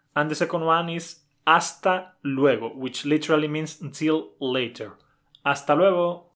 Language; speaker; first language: English; non-native, fluent; Spanish